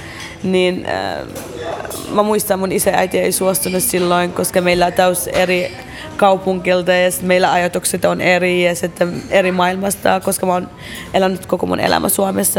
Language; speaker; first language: Finnish; early bilingual, other home language; Arabic